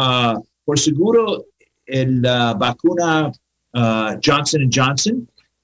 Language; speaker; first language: Spanish; non-native, learner; English